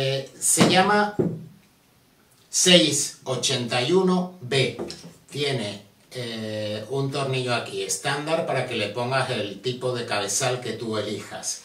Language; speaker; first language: Spanish; native; Spanish